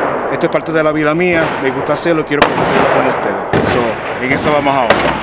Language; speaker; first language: Spanish; early bilingual, heritage; Spanish